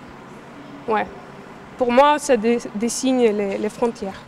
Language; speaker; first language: French; non-native, learner; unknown